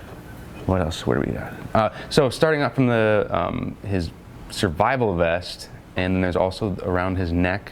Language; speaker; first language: English; native; English